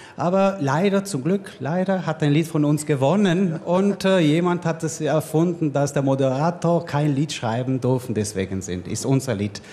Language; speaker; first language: German; non-native, local second language; Italian